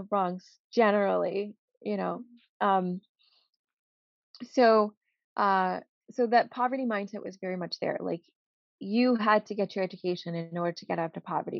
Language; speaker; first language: English; native; English